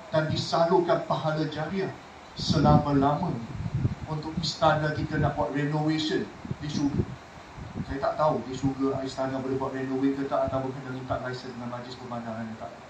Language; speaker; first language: Malay; non-native, local second language; Chinese